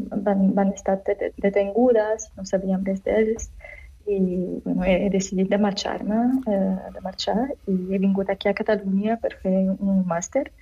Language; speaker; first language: Catalan; non-native, learner; Arabic